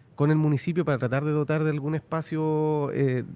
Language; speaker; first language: Spanish; native; Spanish